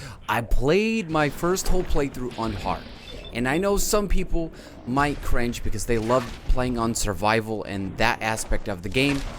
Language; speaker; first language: English; native; English